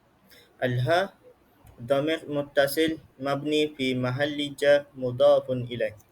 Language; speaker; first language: Arabic; non-native, learner; Malay